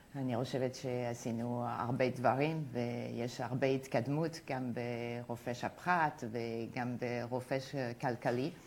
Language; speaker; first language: Hebrew; non-native, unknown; French